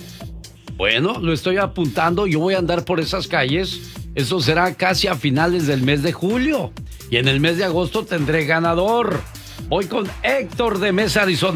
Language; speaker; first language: Spanish; native; Spanish